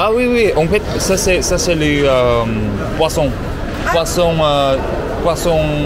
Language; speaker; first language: French; non-native, learner; Korean